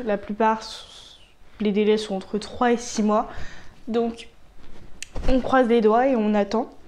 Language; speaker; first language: French; native; French